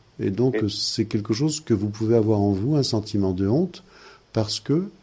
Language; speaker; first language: French; native; French